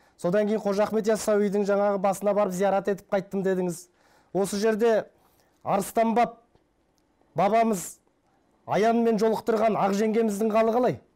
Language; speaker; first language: Kazakh; native; Kazakh